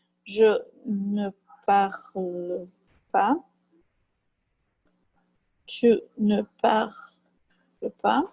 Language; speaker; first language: French; non-native, fluent; Portuguese